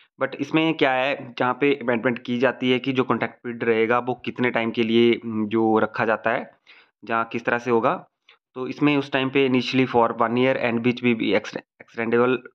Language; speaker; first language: Hindi; native; Hindi